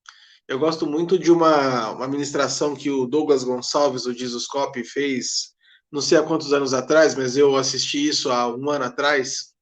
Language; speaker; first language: Portuguese; native; Portuguese